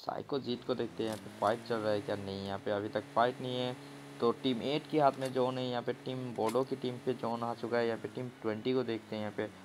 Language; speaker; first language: Hindi; non-native, local second language; Assamese